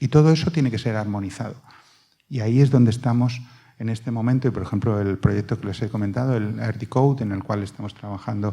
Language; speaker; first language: Spanish; native; Spanish